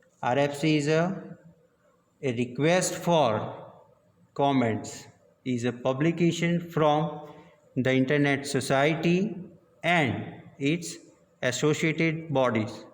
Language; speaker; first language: English; non-native, local second language; Gujarati